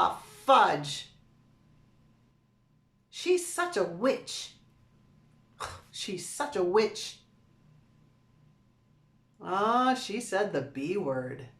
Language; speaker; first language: English; native; English